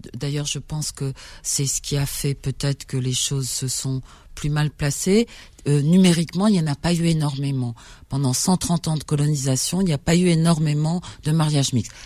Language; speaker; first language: French; native; French